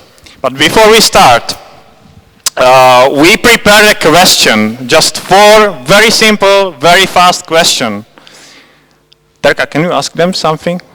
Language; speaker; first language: English; non-native, fluent; Czech